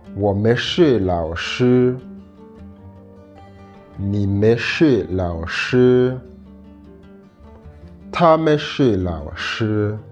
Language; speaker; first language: Chinese; non-native, fluent; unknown